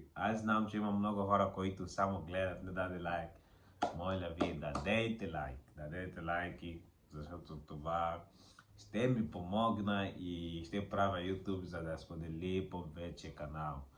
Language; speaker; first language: Bulgarian; non-native, learner; Portuguese